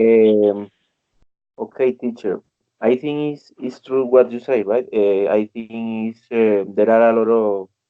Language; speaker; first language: English; non-native, learner; Spanish